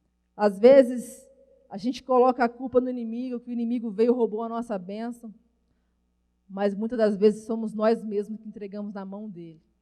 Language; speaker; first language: Portuguese; native; Portuguese